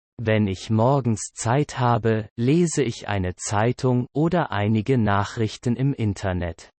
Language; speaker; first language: German; non-native, learner; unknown